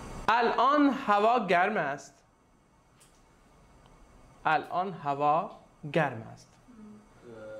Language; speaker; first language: Persian; non-native, fluent; Urdu